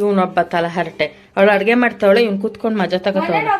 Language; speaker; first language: Kannada; native; Kannada